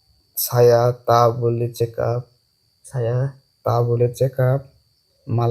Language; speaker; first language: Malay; non-native, fluent; Bangla